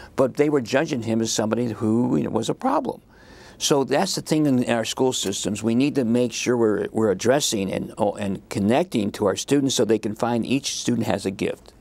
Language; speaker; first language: English; native; English